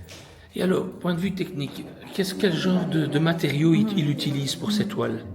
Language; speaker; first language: French; native; French